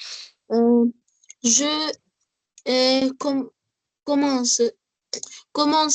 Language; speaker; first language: French; non-native, learner; Arabic